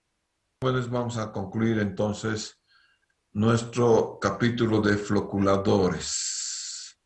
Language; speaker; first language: Spanish; native; Spanish